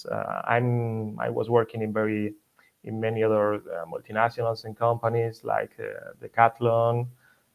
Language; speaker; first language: English; non-native, fluent; Spanish